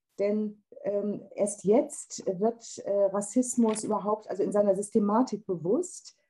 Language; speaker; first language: German; native; German